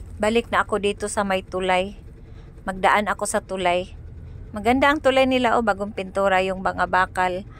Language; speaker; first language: Filipino; non-native, local second language; Cebuano